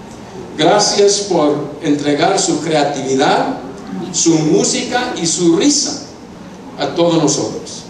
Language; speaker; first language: Spanish; non-native, fluent; English